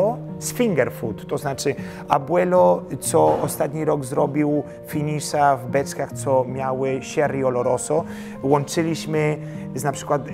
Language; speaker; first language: Polish; early bilingual, heritage; Polish